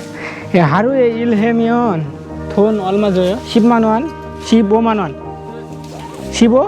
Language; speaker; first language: Korean; non-native, learner; Bangla